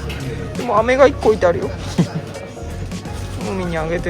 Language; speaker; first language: Japanese; native; Japanese